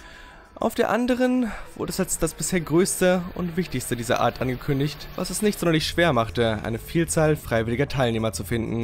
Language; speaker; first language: German; native; German